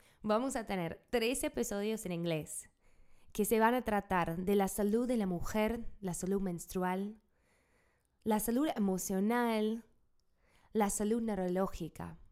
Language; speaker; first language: Spanish; non-native, fluent; English